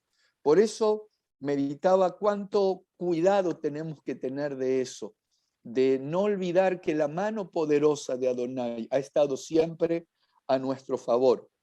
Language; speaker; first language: Spanish; native; Spanish